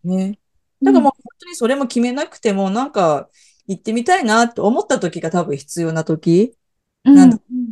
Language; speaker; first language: Japanese; native; Japanese